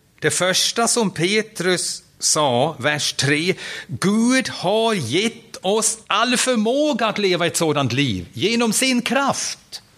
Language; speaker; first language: Swedish; non-native, fluent; German